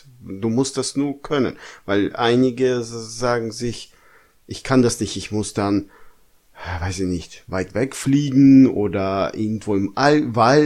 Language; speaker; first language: German; non-native, fluent; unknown